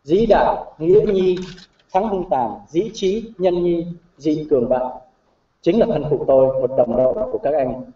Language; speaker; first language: Vietnamese; early bilingual, other home language; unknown